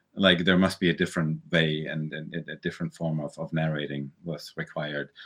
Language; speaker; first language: English; early bilingual, other home language; German